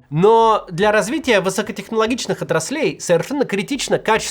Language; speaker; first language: Russian; native; Russian